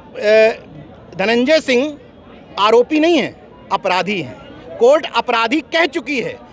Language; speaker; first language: Hindi; native; Hindi